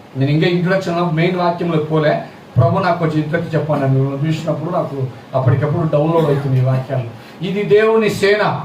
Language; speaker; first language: Telugu; non-native, local second language; Lambadi